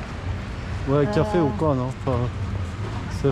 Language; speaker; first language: French; early bilingual, other home language; Polish